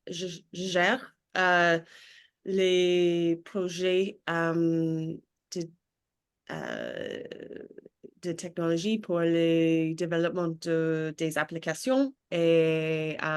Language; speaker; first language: French; non-native, learner; English